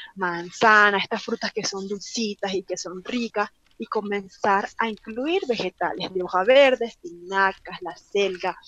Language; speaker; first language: Spanish; native; Spanish